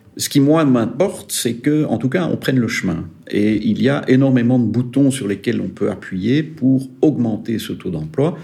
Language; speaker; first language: French; native; French